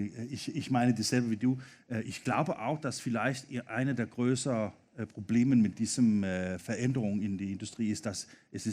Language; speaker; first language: German; non-native, fluent; Danish